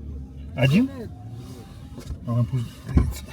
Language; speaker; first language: Russian; native; Russian